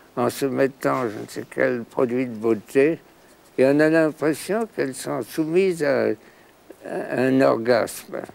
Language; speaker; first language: French; non-native, fluent; German